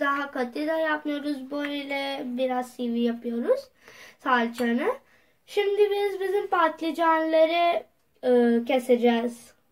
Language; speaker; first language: Turkish; non-native, fluent; Urdu